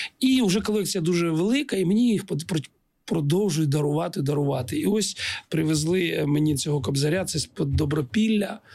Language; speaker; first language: Ukrainian; non-native, local second language; Russian